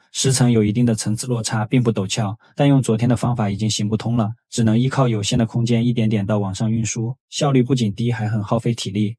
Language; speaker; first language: Chinese; native; Chinese